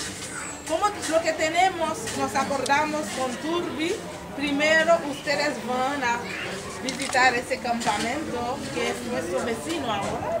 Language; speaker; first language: Spanish; non-native, fluent; Haitian Creole